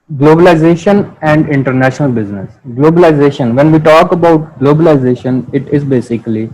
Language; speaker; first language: English; non-native, local second language; Urdu